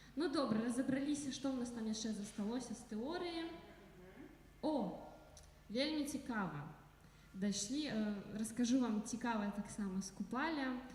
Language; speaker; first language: Belarusian; non-native, local second language; Russian